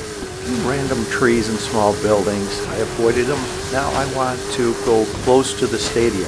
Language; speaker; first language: English; native; English